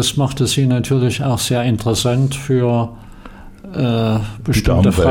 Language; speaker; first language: German; native; German